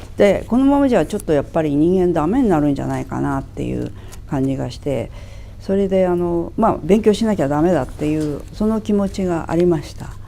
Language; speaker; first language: Japanese; native; Japanese